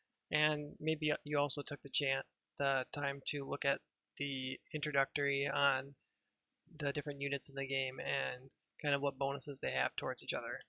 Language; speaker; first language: English; native; English